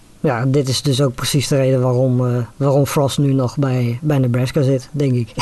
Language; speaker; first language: Dutch; native; Dutch